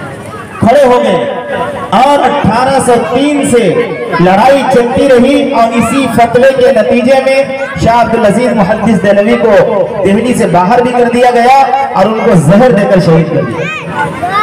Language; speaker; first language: Urdu; native; Urdu